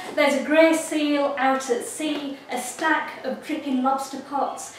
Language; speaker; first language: English; native; English